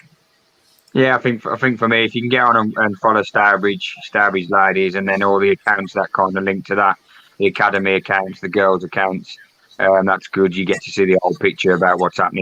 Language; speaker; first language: English; native; English